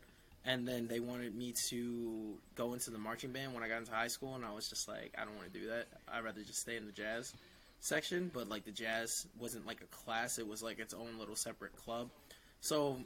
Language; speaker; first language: English; native; English